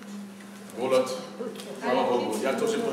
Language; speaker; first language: Russian; non-native, fluent; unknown